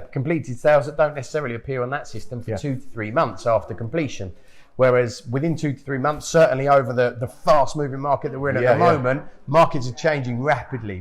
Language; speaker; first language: English; native; English